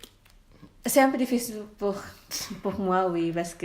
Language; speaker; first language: French; non-native, learner; Malay